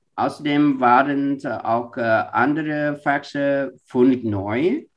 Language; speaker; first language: German; non-native, fluent; Vietnamese